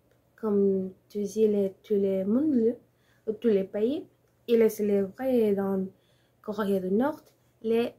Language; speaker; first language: French; non-native, learner; Spanish